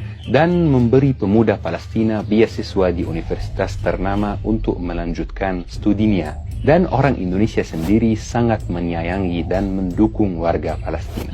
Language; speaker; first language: Indonesian; non-native, fluent; Arabic